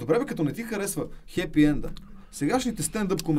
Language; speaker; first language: Bulgarian; native; Bulgarian